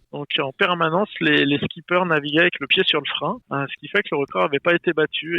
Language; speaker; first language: French; native; French